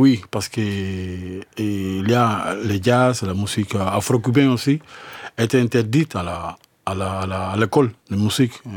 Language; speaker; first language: French; non-native, learner; Spanish